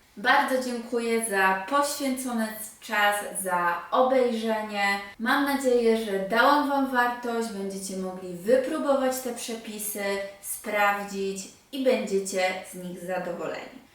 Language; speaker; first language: Polish; native; Polish